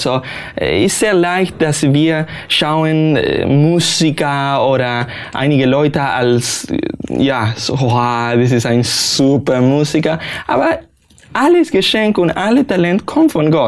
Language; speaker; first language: German; non-native, learner; Spanish